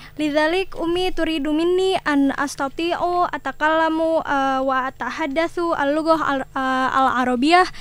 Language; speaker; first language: Arabic; non-native, learner; Indonesian